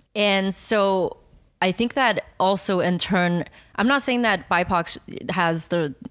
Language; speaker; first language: English; non-native, fluent; Chinese